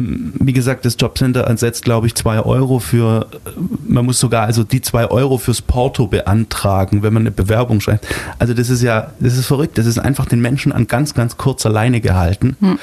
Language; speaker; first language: German; native; German